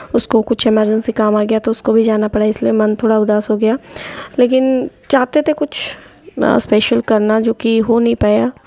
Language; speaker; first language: Hindi; non-native, local second language; Odia